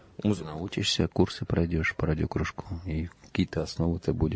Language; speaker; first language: Russian; native; Russian